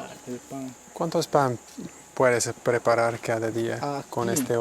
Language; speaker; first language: Spanish; non-native, learner; English